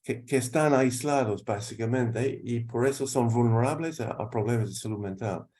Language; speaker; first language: Spanish; non-native, fluent; English